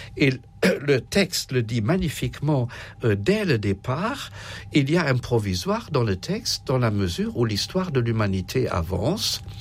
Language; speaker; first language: French; non-native, fluent; German